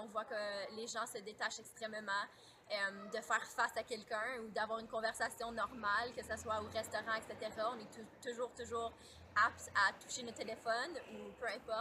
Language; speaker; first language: French; native; French